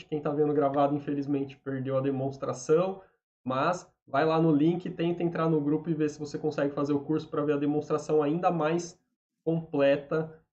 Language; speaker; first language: Portuguese; native; Portuguese